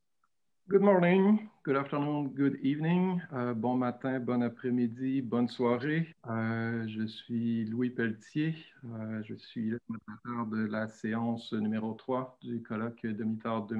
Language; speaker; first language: French; native; French